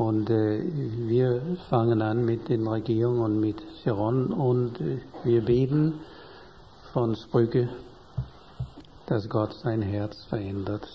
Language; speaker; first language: German; non-native, fluent; English